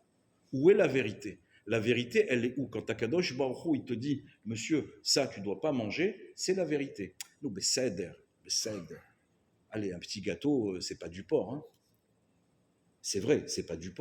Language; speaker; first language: French; native; French